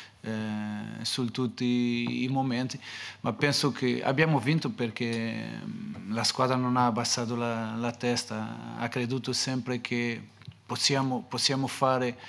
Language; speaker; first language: Italian; non-native, fluent; Portuguese